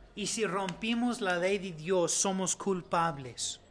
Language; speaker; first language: Spanish; non-native, learner; English